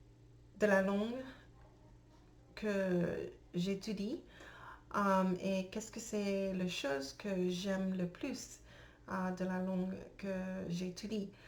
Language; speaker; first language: French; non-native, learner; English